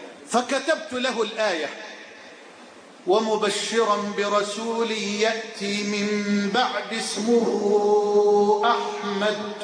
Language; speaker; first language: Arabic; native; Arabic